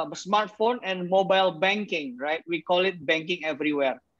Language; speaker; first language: English; non-native, fluent; Indonesian